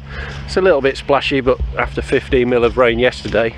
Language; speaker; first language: English; native; English